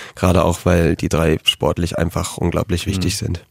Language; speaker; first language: German; native; German